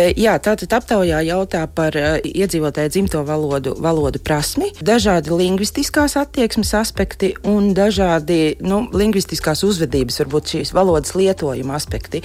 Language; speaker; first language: Latvian; native; Latvian